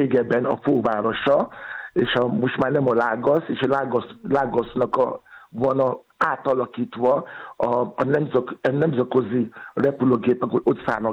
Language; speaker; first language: Hungarian; non-native, fluent; Yoruba